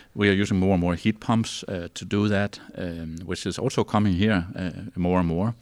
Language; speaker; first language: English; non-native, fluent; Danish